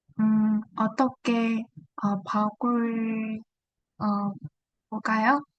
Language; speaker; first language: Korean; non-native, learner; Vietnamese